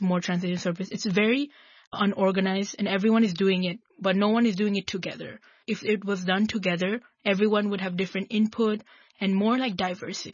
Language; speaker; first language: English; non-native, local second language; Nepali